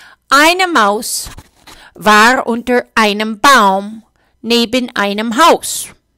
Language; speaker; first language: German; non-native, fluent; English